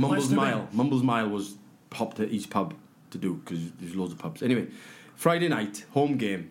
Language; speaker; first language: English; native; English